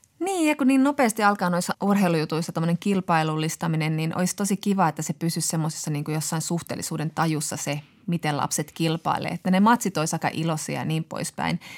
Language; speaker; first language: Finnish; native; Finnish